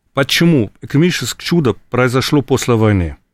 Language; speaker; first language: Russian; non-native, fluent; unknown